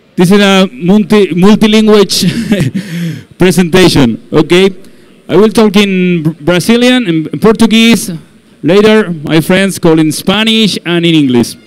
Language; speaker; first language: English; non-native, learner; Portuguese